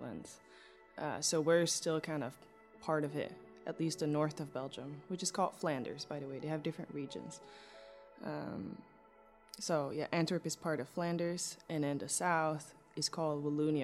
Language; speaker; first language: English; non-native, fluent; Dutch